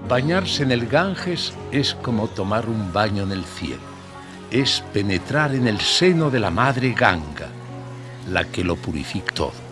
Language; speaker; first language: Spanish; native; Spanish